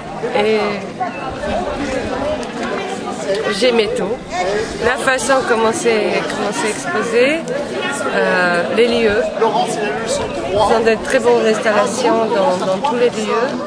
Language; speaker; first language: French; non-native, fluent; Slovak